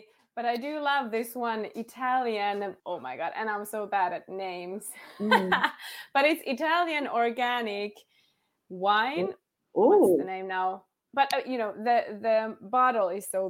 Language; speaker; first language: English; non-native, fluent; Finnish